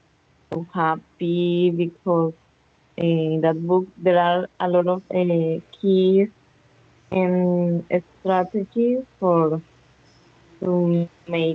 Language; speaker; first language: English; non-native, learner; Spanish